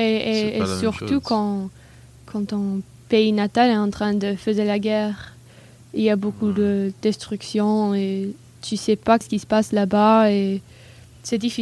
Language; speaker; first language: French; non-native, learner; English